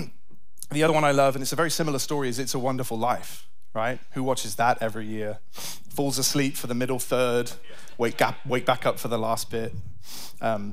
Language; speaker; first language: English; native; English